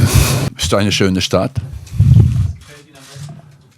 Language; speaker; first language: German; non-native, fluent; French